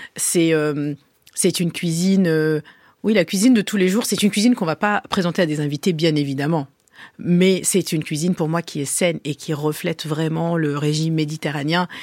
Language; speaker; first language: French; early bilingual, other home language; Arabic